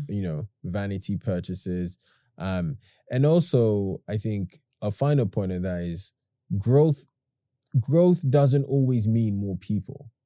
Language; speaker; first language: English; native; English